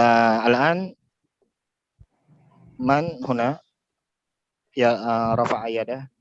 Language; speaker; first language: Arabic; non-native, fluent; Indonesian